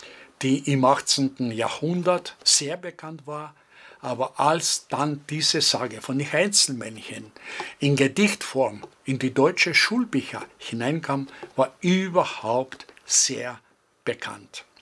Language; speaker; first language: German; non-native, fluent; Greek